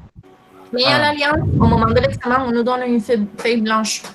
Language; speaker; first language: French; non-native, fluent; Spanish